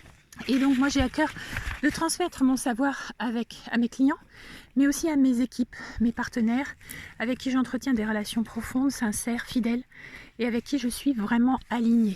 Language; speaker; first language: French; native; French